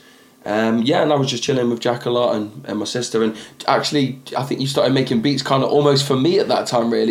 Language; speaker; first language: English; native; English